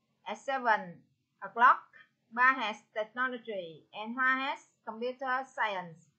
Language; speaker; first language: English; non-native, fluent; Vietnamese